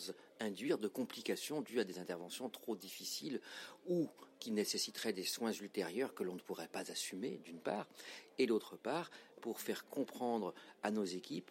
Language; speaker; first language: French; native; French